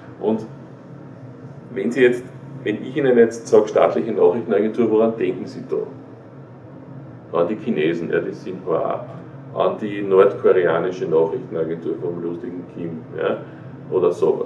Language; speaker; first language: German; native; German